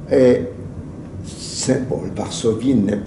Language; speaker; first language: French; non-native, fluent; Yiddish